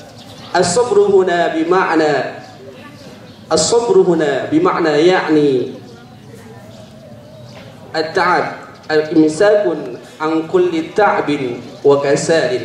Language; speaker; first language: Arabic; non-native, learner; Indonesian